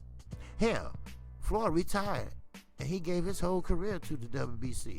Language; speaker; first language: English; native; English